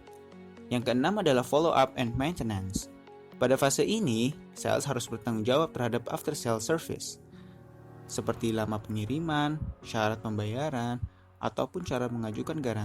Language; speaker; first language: Indonesian; native; Indonesian